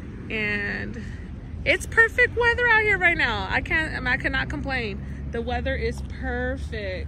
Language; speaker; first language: English; early bilingual, other home language; Spanish